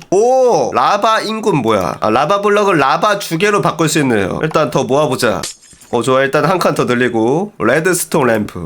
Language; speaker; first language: Korean; native; Korean